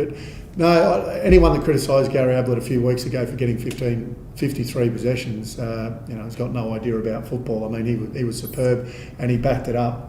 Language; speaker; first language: English; native; English